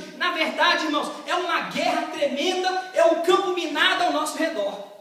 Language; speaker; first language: Portuguese; native; Portuguese